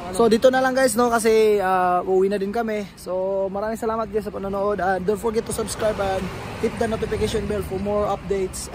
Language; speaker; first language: Filipino; native; Filipino